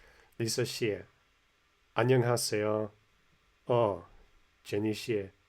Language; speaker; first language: Korean; non-native, learner; English